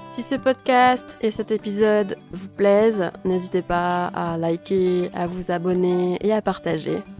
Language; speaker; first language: French; native; French